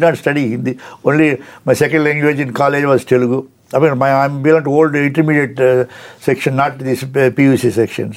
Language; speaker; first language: English; non-native, local second language; Telugu